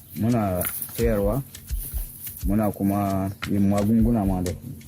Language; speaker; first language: Hausa; native; Hausa